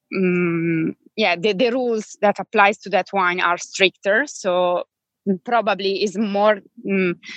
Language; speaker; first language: English; non-native, fluent; Italian